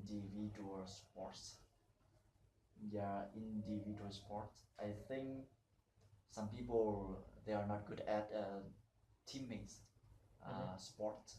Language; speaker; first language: English; non-native, learner; Vietnamese